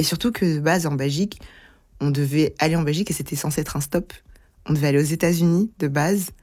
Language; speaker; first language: French; early bilingual, other home language; Lingala